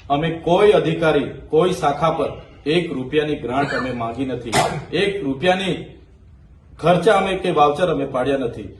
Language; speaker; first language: Gujarati; non-native, local second language; Vasavi